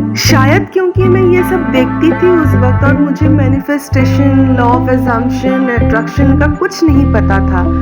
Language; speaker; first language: Hindi; non-native, local second language; Assamese